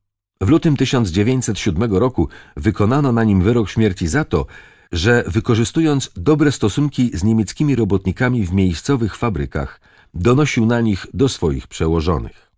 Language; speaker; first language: Polish; native; Polish